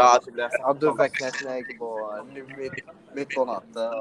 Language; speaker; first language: Norwegian; non-native, learner; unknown